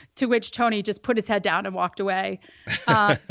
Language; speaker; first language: English; native; English